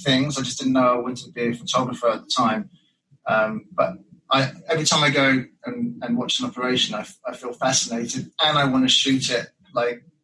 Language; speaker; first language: English; native; English